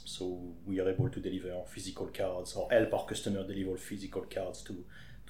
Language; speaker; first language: English; non-native, fluent; French